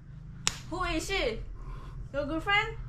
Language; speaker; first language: English; non-native, learner; Indonesian